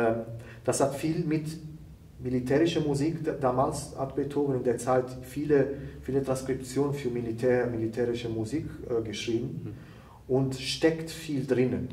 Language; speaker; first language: German; non-native, fluent; Italian